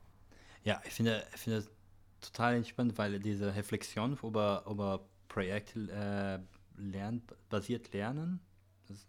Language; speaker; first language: German; non-native, learner; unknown